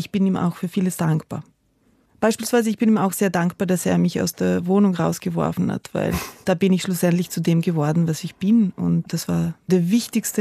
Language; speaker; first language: German; non-native, fluent; Serbian